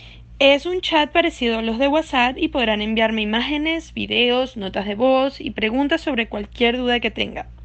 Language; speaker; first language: Spanish; native; Spanish